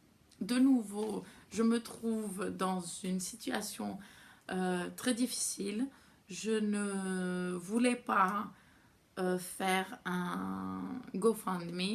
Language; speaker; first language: French; non-native, fluent; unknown